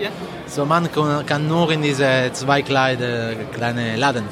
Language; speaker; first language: German; non-native, learner; Italian